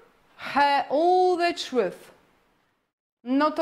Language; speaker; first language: English; non-native, fluent; Polish